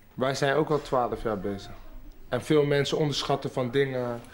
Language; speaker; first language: Dutch; native; Dutch